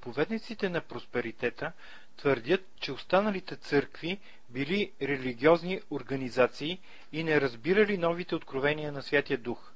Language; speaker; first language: Bulgarian; native; Bulgarian